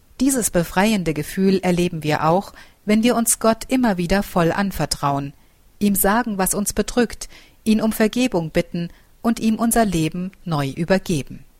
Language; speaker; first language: German; native; German